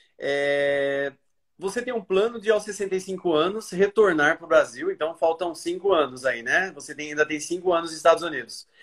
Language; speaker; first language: Portuguese; native; Portuguese